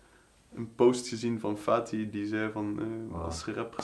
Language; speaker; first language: Dutch; native; Dutch